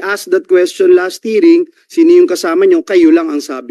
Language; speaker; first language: Filipino; native; Filipino